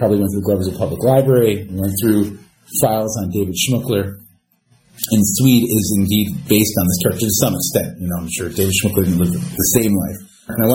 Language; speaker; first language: English; native; English